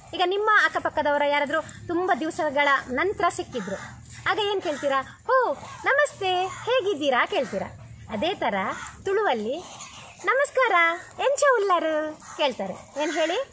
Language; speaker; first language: Kannada; non-native, local second language; Tulu